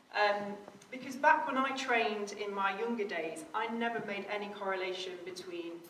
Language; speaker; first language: English; native; English